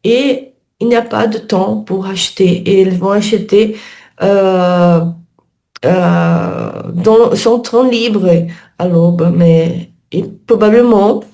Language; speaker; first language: French; non-native, learner; Portuguese